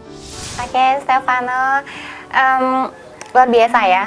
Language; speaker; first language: Indonesian; native; Indonesian